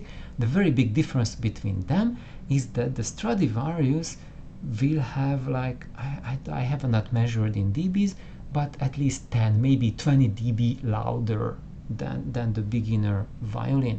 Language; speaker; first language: English; non-native, fluent; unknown